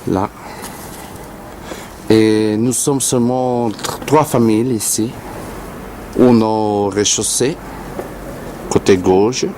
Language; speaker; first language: French; non-native, learner; Italian